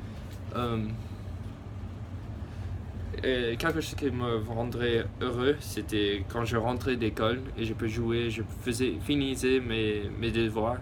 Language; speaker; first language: French; early bilingual, heritage; English